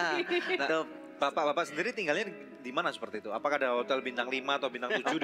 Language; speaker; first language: Indonesian; native; Indonesian